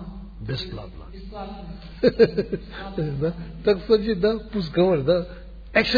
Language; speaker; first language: Russian; non-native, learner; Tibetan